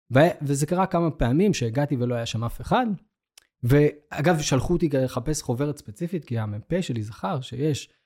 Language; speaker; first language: Hebrew; native; Hebrew